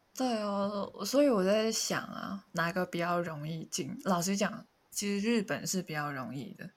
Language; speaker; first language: Chinese; non-native, local second language; Cantonese